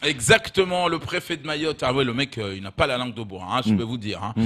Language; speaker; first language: French; native; French